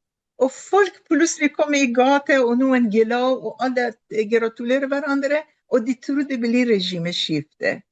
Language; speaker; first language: Norwegian; non-native, fluent; Persian